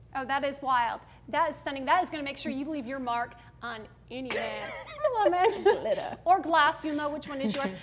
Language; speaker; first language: English; native; English